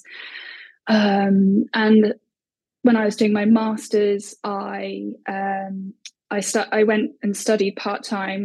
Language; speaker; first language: English; native; English